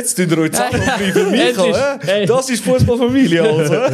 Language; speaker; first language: German; native; German